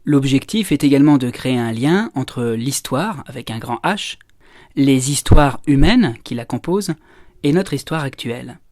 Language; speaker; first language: French; native; French